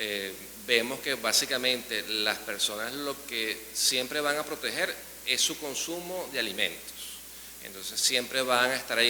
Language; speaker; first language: Spanish; native; Spanish